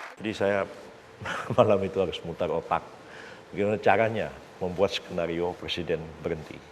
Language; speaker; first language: Indonesian; native; Indonesian